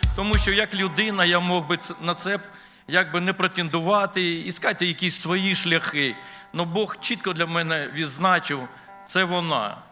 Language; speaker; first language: Ukrainian; non-native, local second language; Russian